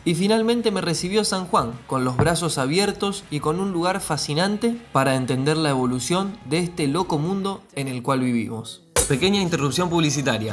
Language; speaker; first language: Spanish; native; Spanish